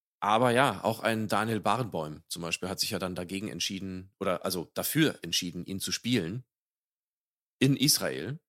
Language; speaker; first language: German; native; German